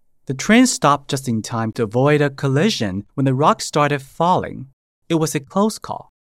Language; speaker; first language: English; non-native, fluent; Chinese